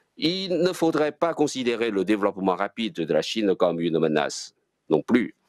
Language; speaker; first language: French; non-native, fluent; Chinese